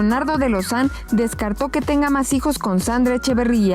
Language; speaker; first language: Spanish; native; Spanish